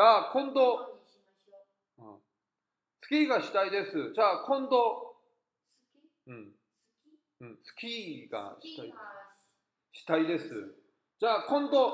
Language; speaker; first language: Japanese; non-native, fluent; Korean